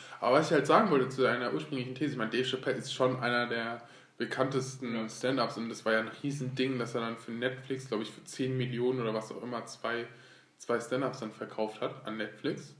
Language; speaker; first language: German; early bilingual, other home language; Turkish